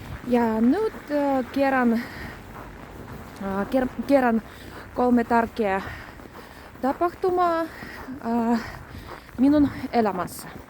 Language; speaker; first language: Finnish; non-native, learner; Russian